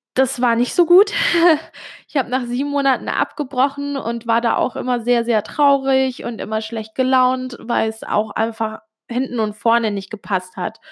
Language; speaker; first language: German; early bilingual, other home language; Italian